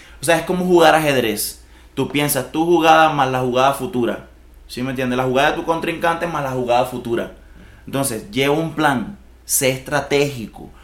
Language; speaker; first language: Spanish; native; Spanish